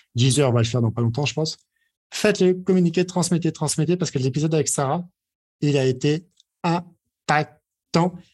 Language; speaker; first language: French; native; French